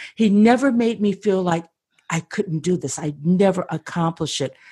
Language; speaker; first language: English; native; English